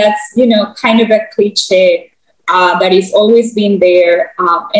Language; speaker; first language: English; non-native, fluent; Spanish